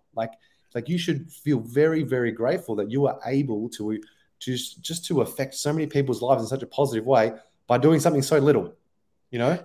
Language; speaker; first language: English; native; English